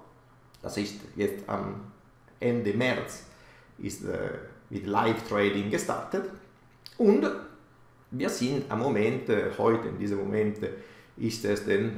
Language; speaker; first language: German; non-native, fluent; Italian